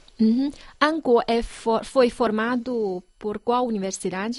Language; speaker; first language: Portuguese; non-native, fluent; Chinese